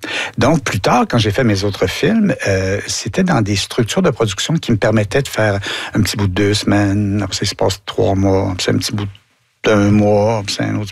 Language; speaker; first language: French; native; French